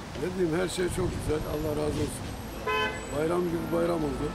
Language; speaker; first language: Turkish; early bilingual, heritage; Turkish